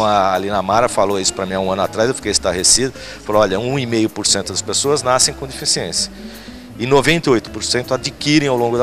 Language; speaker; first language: Portuguese; native; Portuguese